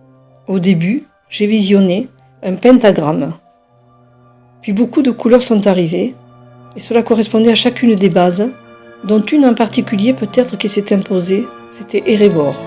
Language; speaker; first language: French; native; French